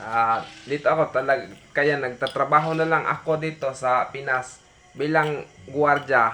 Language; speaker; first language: Filipino; non-native, fluent; English